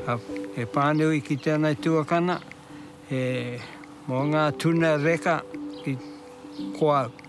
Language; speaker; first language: Māori; non-native, local second language; English